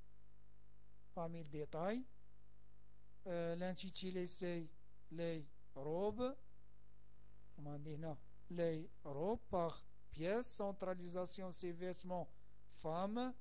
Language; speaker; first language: French; non-native, local second language; Arabic